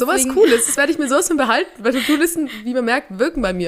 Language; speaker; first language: German; native; German